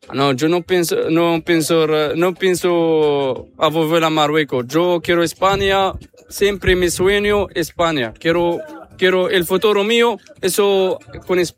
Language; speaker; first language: Spanish; non-native, learner; Arabic